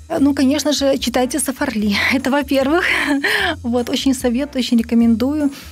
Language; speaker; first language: Russian; native; Russian